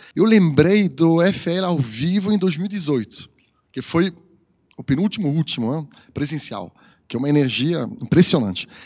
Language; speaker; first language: Portuguese; non-native, fluent; French